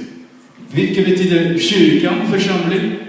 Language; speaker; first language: Swedish; non-native, fluent; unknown